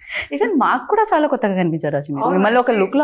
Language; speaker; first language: Telugu; native; Telugu